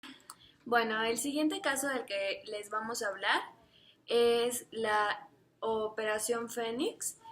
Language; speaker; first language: Spanish; native; Spanish